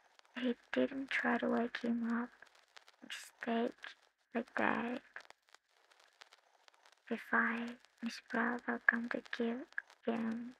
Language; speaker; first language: English; non-native, learner; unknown